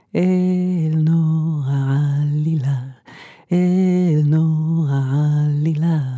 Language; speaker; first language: Hebrew; native; Hebrew